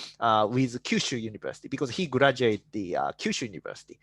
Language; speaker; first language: English; non-native, fluent; Japanese